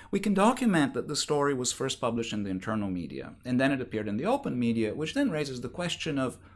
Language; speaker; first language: English; non-native, fluent; Bulgarian